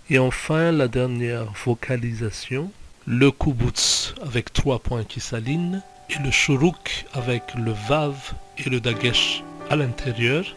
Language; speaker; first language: French; native; French